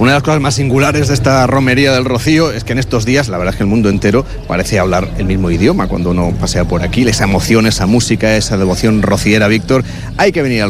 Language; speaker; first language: Spanish; native; Spanish